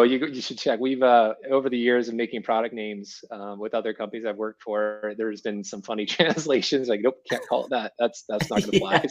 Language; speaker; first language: English; native; English